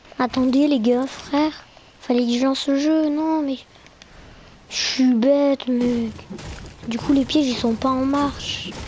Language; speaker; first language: French; native; French